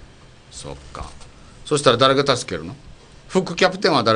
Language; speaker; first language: Japanese; native; Japanese